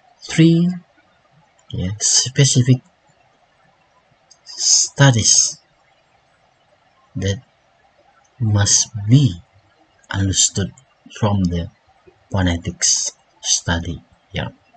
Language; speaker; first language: English; non-native, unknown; Indonesian